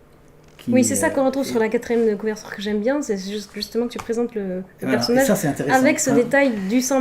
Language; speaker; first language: French; native; French